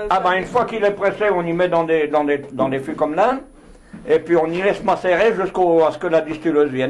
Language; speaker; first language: French; native; French